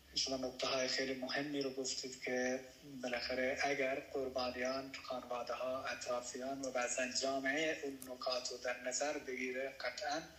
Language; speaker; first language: Persian; non-native, local second language; Baluchi